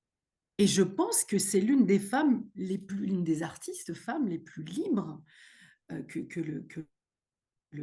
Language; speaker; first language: French; native; French